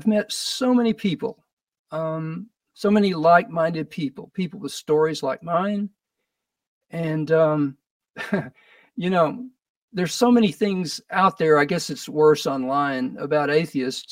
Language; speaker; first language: English; native; English